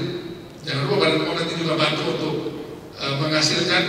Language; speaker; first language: Indonesian; native; Indonesian